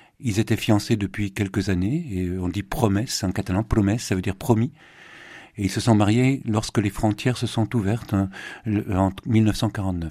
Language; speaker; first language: French; native; French